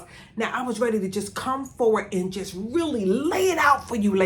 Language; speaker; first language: English; native; English